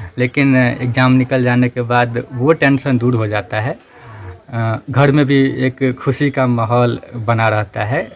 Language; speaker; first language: Hindi; non-native, local second language; Maithili